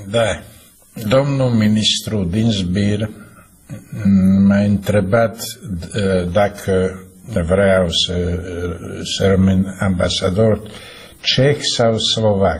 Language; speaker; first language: Romanian; non-native, fluent; Slovak